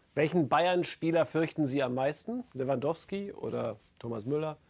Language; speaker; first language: German; native; German